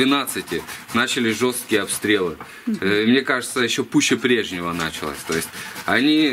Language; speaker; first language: Russian; native; Russian